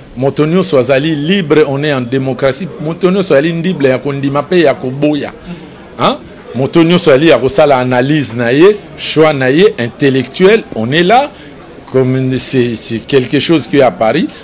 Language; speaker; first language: Lingala; native; Lingala